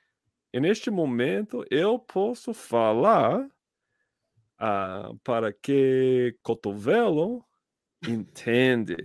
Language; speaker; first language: Portuguese; non-native, learner; English